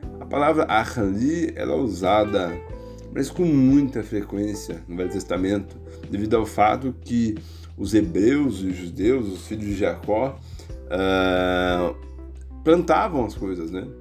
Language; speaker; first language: Portuguese; native; Portuguese